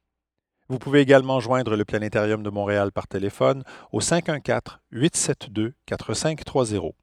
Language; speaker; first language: French; native; French